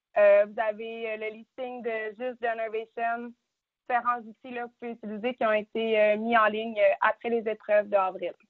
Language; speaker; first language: French; native; French